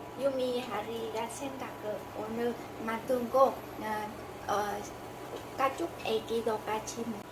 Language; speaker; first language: Korean; non-native, learner; Vietnamese